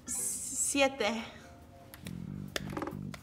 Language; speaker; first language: Spanish; early bilingual, heritage; English